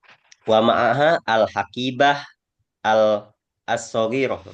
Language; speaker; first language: Arabic; non-native, fluent; Indonesian